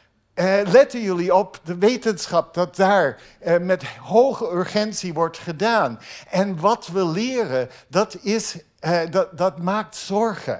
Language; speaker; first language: Dutch; non-native, fluent; English